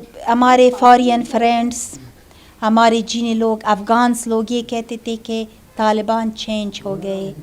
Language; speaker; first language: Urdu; non-native, fluent; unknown